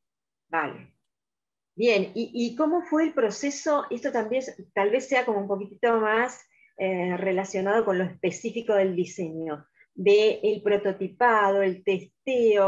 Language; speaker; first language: Spanish; native; Spanish